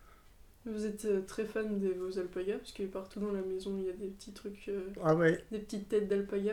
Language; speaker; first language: French; native; French